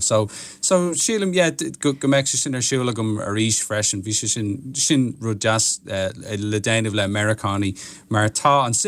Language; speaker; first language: Irish; non-native, local second language; English